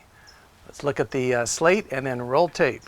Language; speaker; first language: English; native; English